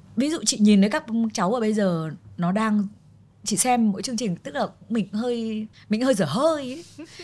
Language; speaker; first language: Vietnamese; native; Vietnamese